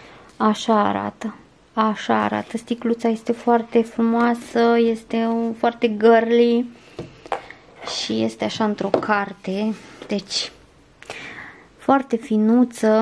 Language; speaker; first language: Romanian; native; Romanian